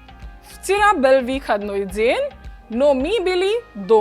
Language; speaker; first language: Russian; non-native, fluent; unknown